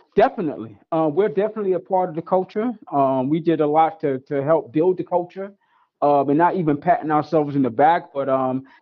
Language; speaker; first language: English; native; English